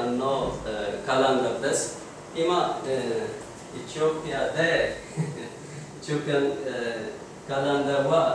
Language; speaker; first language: Japanese; non-native, learner; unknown